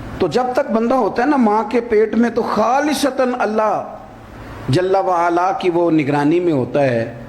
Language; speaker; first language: Urdu; non-native, local second language; Punjabi